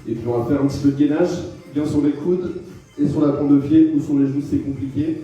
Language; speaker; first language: French; native; French